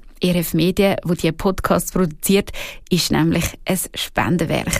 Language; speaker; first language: German; native; German